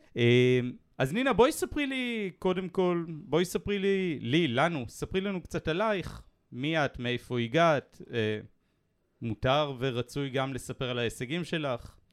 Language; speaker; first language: Hebrew; native; Hebrew